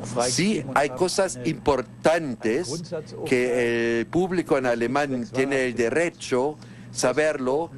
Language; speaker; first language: Spanish; non-native, fluent; German